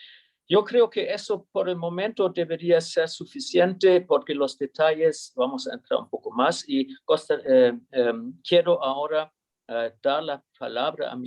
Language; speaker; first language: Spanish; non-native, fluent; German